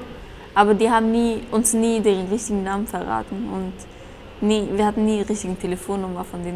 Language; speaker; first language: German; early bilingual, other home language; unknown